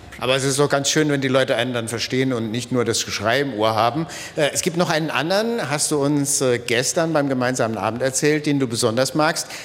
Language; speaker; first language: German; native; German